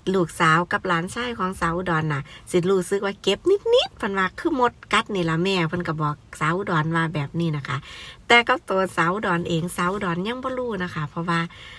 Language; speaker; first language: Thai; native; Thai